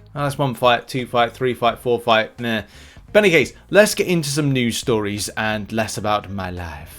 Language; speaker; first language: English; native; English